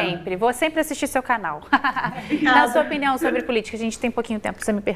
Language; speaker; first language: Portuguese; native; Portuguese